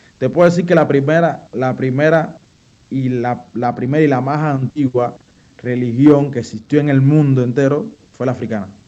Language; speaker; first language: Spanish; native; Spanish